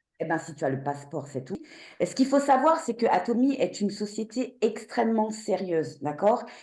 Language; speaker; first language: French; native; French